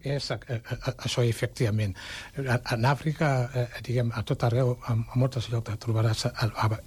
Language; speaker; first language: Catalan; non-native, fluent; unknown